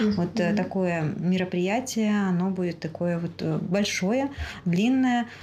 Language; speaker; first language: Russian; native; Russian